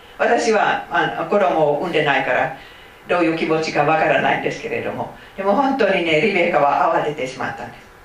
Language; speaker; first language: Japanese; non-native, fluent; Finnish